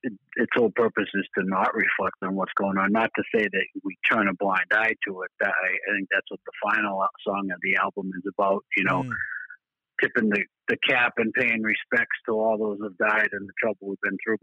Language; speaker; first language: English; native; English